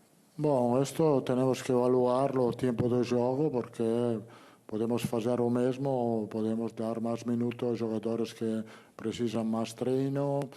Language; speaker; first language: Portuguese; non-native, learner; Italian